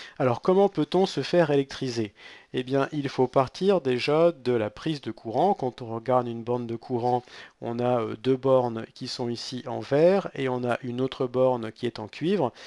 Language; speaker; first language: French; native; French